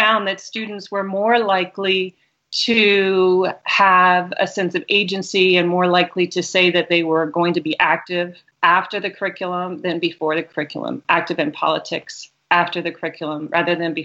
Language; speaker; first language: English; native; English